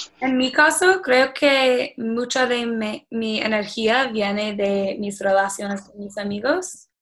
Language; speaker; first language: Spanish; early bilingual, other home language; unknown